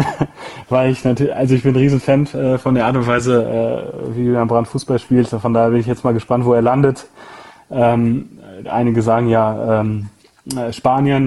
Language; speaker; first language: German; native; German